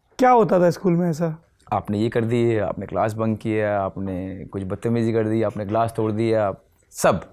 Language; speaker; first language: Hindi; non-native, local second language; Nepali